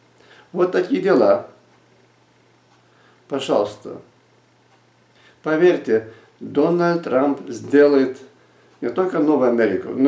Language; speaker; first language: Russian; non-native, local second language; Lithuanian